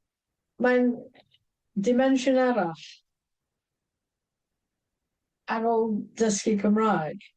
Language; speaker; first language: Welsh; non-native, fluent; English